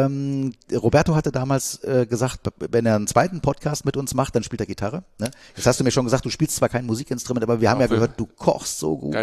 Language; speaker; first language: German; native; German